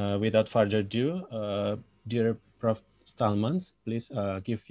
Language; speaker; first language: English; non-native, local second language; Indonesian